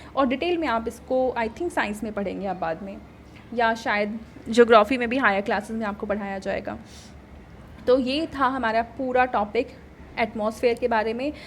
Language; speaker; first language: Hindi; native; Hindi